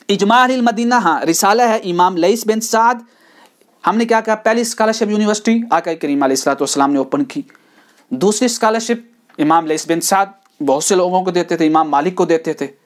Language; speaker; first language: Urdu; non-native, local second language; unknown